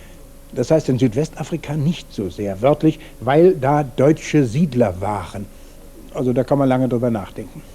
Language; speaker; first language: German; native; German